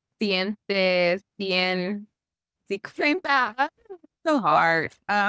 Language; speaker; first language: Spanish; non-native, learner; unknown